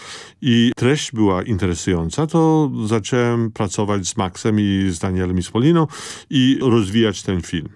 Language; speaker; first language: Polish; early bilingual, heritage; Polish